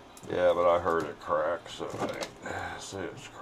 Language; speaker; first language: English; native; English